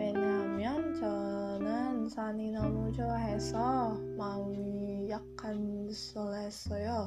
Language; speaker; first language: Korean; non-native, learner; Indonesian